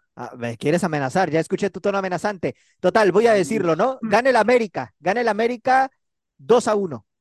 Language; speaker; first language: Spanish; native; Spanish